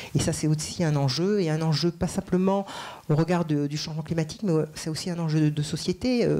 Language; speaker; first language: French; native; French